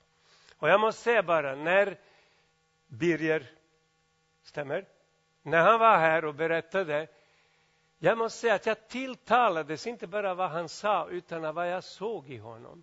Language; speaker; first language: Swedish; non-native, fluent; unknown